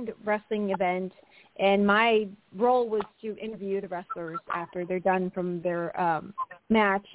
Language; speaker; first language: English; non-native, local second language; Filipino